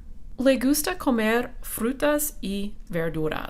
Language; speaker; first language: Spanish; non-native, fluent; English